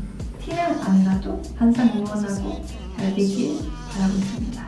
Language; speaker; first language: Korean; non-native, fluent; Japanese